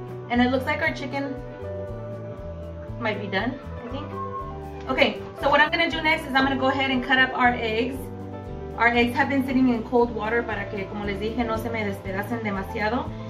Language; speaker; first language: English; early bilingual, other home language; Spanish